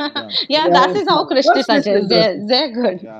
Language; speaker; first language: German; non-native, learner; Hindi